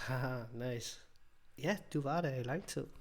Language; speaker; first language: Danish; non-native, fluent; English